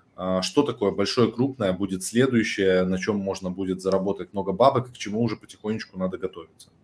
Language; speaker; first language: Russian; native; Russian